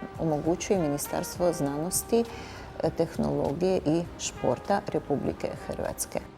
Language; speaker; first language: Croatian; non-native, fluent; Ukrainian